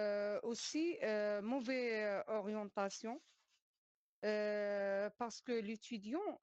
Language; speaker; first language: French; non-native, learner; Arabic